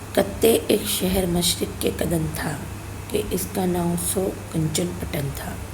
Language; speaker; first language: Urdu; native; Urdu